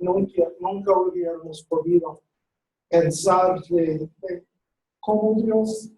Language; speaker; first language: Spanish; non-native, fluent; English